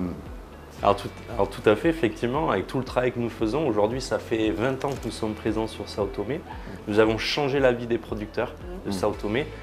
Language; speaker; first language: French; native; French